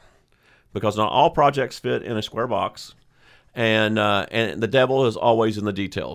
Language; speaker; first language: English; native; English